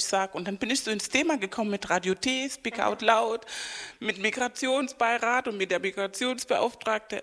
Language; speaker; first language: German; non-native, fluent; Spanish